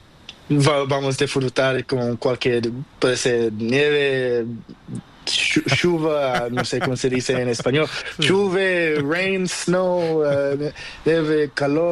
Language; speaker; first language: Spanish; non-native, learner; Portuguese